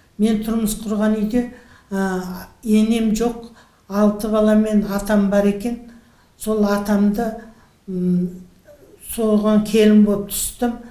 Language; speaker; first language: Kazakh; native; Kazakh